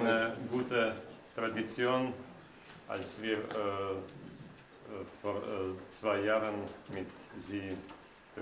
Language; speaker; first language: German; non-native, learner; Russian